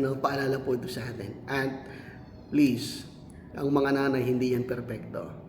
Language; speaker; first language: Filipino; non-native, local second language; Cebuano